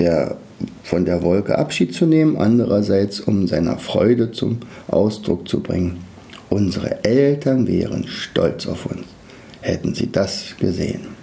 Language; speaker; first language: German; native; German